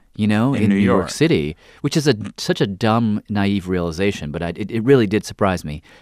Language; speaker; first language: English; native; English